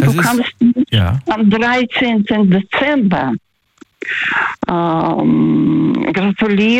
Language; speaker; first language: German; non-native, fluent; Russian